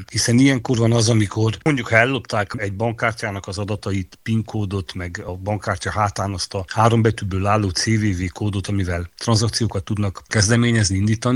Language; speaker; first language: Hungarian; native; Hungarian